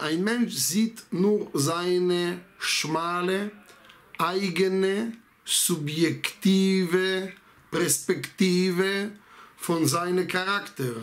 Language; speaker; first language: German; non-native, fluent; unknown